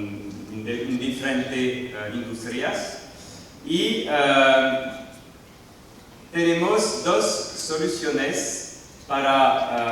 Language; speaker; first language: Spanish; non-native, learner; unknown